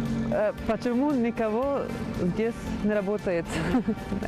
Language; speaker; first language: Russian; non-native, learner; Serbian